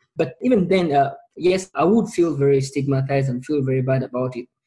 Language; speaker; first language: English; non-native, local second language; Ganda